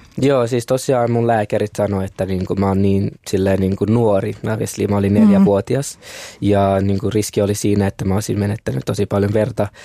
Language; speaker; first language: Finnish; early bilingual, other home language; Kinyarwanda